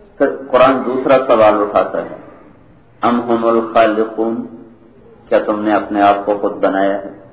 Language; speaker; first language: Urdu; non-native, local second language; Punjabi